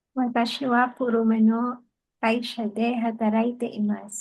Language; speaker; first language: Japanese; non-native, learner; Filipino